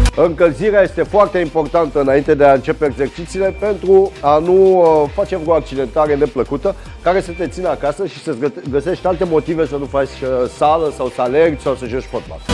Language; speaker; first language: Romanian; early bilingual, heritage; Romanian